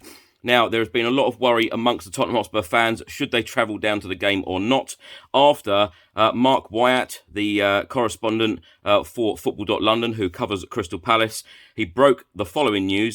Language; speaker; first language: English; native; English